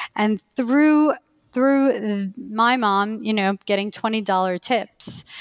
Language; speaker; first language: English; early bilingual, other home language; Persian